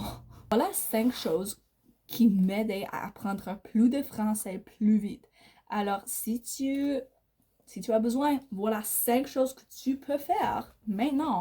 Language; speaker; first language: French; non-native, learner; English